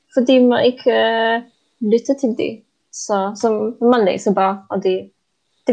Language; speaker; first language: Danish; non-native, fluent; Polish